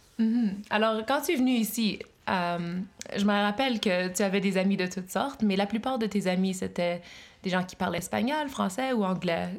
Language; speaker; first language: French; native; French